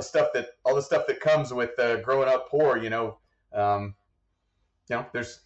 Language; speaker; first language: English; native; English